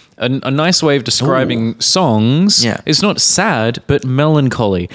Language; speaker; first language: English; native; English